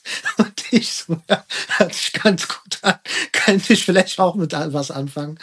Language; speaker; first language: German; early bilingual, other home language; Persian